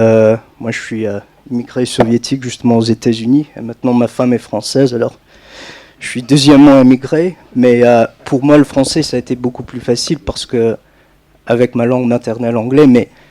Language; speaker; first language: French; non-native, fluent; English